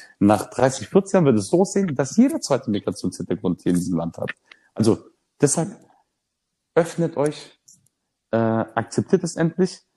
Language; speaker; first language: German; early bilingual, other home language; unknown